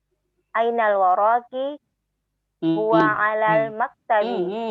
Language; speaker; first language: Arabic; non-native, learner; Indonesian